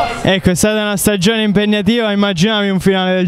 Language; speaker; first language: Italian; native; Italian